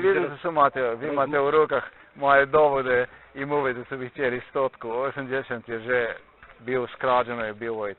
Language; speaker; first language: Polish; non-native, learner; Slovenian